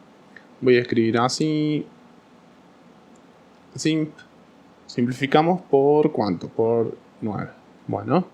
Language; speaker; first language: Spanish; native; Spanish